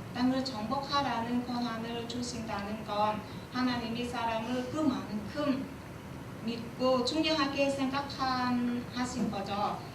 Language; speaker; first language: Korean; non-native, learner; Vietnamese